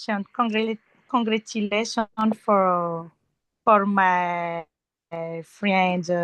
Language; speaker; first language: English; non-native, learner; Malagasy